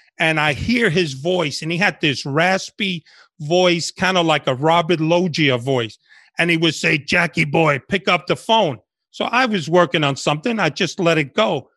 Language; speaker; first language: English; early bilingual, other home language; Spanish